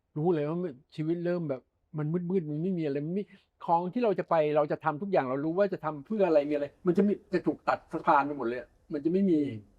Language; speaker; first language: Thai; native; Thai